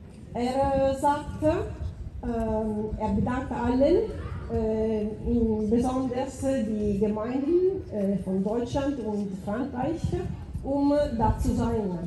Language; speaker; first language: German; non-native, fluent; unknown